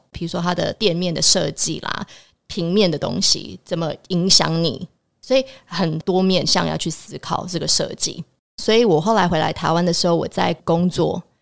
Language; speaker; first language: Chinese; early bilingual, heritage; Chinese